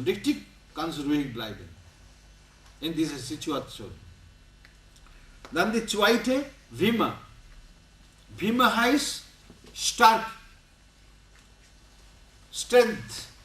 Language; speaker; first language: German; non-native, learner; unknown